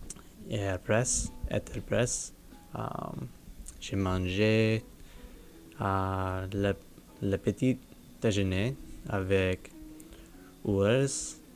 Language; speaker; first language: French; non-native, learner; English